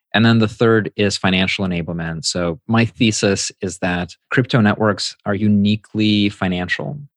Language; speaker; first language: English; native; English